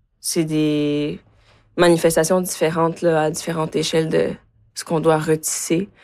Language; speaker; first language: French; early bilingual, other home language; Spanish